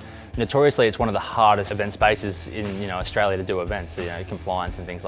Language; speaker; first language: English; native; English